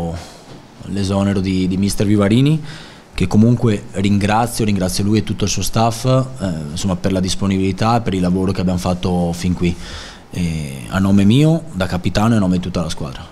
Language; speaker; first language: Italian; native; Italian